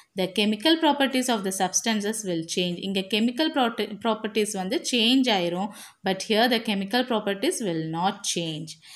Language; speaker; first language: English; non-native, local second language; Tamil